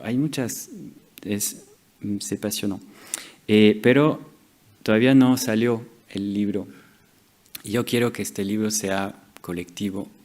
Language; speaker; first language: Spanish; non-native, fluent; French